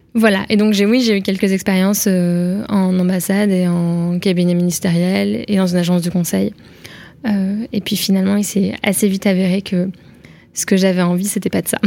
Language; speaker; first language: French; native; French